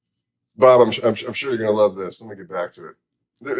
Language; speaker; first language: English; native; English